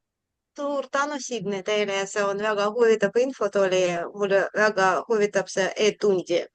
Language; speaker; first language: Estonian; non-native, learner; Russian